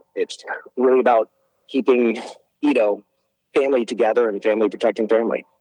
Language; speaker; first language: English; native; English